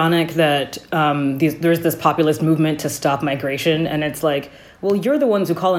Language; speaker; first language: English; non-native, local second language; Akan